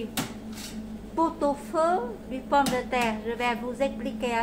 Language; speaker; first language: French; non-native, learner; Vietnamese